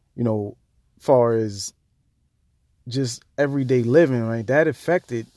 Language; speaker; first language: English; native; English